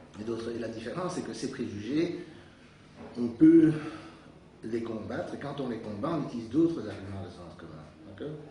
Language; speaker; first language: French; native; French